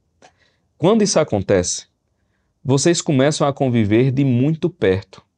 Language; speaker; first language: Portuguese; native; Portuguese